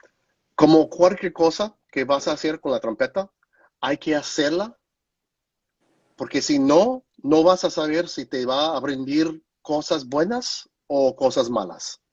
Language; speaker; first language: Spanish; non-native, fluent; English